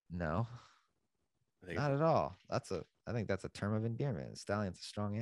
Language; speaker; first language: English; native; English